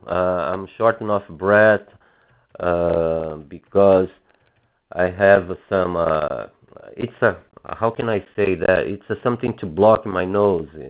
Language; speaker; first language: English; non-native, fluent; Portuguese